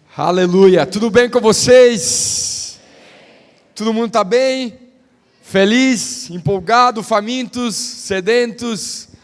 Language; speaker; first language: Portuguese; non-native, fluent; Italian